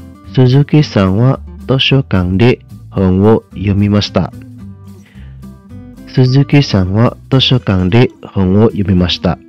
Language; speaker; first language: Japanese; non-native, fluent; Indonesian